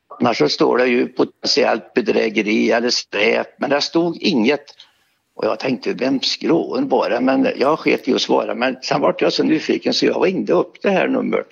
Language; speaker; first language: Swedish; native; Swedish